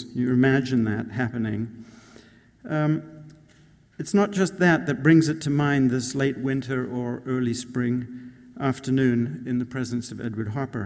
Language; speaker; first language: English; native; English